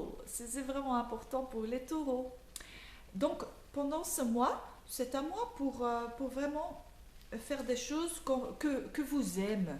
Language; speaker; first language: French; non-native, learner; Dutch